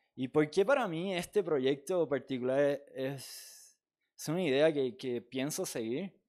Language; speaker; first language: Spanish; native; Spanish